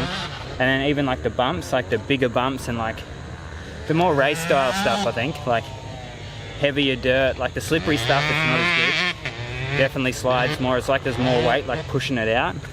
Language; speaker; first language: English; native; English